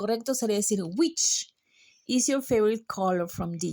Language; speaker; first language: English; non-native, fluent; Spanish